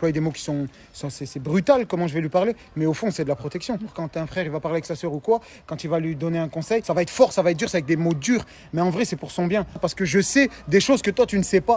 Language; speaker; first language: French; native; French